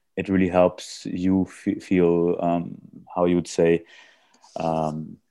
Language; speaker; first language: English; early bilingual, heritage; German